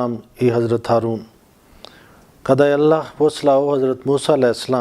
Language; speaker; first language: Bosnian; non-native, fluent; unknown